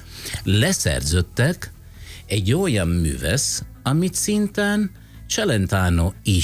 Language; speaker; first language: Hungarian; non-native, fluent; Italian